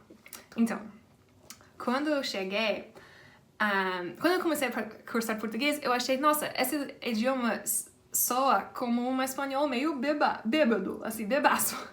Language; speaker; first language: Portuguese; non-native, fluent; English